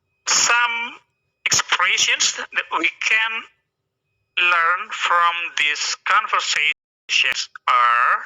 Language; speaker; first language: English; non-native, fluent; Indonesian